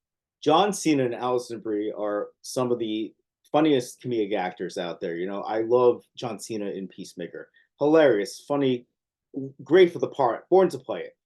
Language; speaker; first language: English; native; English